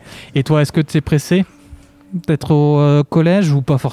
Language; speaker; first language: French; native; French